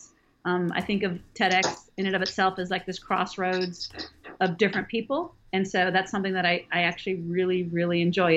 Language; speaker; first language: English; native; English